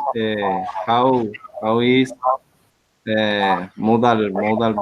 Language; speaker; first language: English; non-native, learner; Spanish